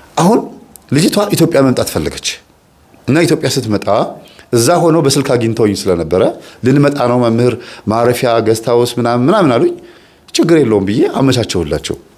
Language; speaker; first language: Amharic; native; Amharic